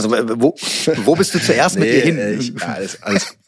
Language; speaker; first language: German; native; German